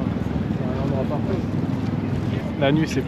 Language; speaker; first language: French; native; French